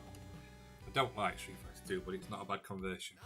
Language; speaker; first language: English; native; English